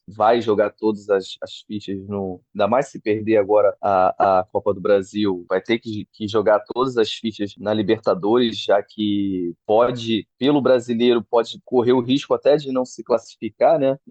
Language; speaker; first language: Portuguese; native; Portuguese